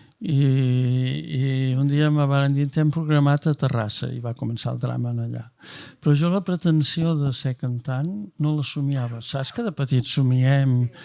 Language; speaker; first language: Catalan; native; Catalan